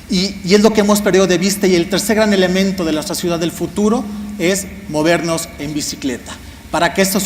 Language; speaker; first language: Spanish; native; Spanish